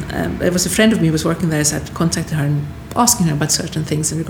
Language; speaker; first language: English; non-native, fluent; Swedish